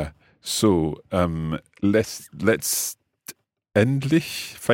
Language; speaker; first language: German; non-native, fluent; English